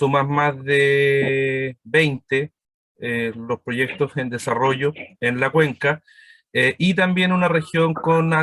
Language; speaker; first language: Spanish; native; Spanish